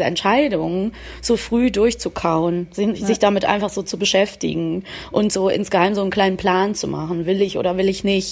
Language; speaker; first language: German; native; German